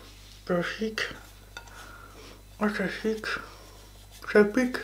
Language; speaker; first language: French; native; French